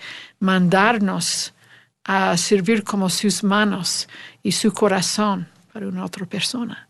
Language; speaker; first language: Spanish; non-native, learner; English